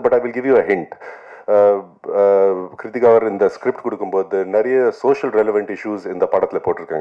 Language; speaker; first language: Tamil; non-native, local second language; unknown